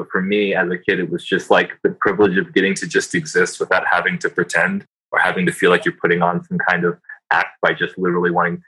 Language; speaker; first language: English; native; English